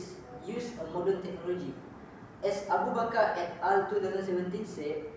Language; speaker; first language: English; non-native, local second language; Malay